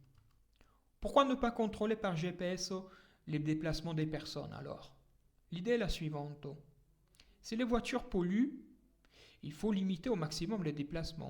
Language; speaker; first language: French; native; French